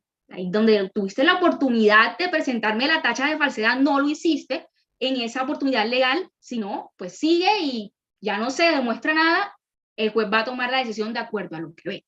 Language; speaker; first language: Spanish; native; Spanish